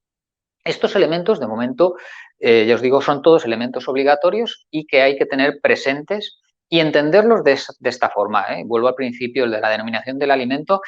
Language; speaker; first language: Spanish; native; Spanish